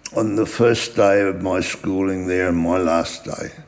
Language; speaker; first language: English; early bilingual, other home language; German